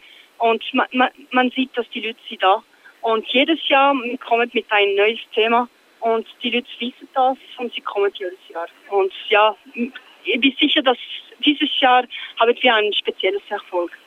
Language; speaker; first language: German; non-native, local second language; French